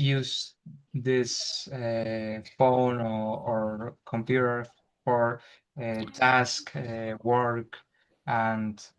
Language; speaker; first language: English; non-native, learner; Spanish